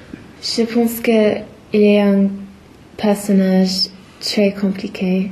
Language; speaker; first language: French; non-native, learner; English